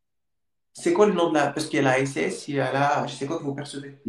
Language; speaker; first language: French; native; French